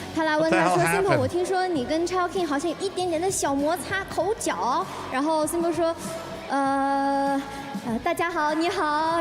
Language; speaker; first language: Chinese; native; Chinese